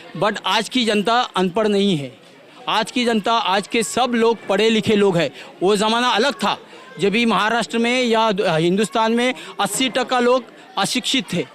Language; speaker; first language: Hindi; non-native, local second language; Marathi